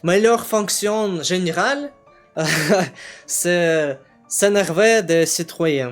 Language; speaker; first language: French; non-native, learner; Russian